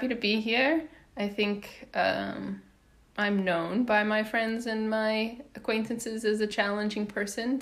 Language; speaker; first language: English; non-native, local second language; Afrikaans